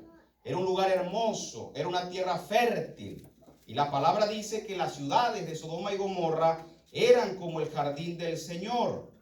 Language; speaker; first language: Spanish; native; Spanish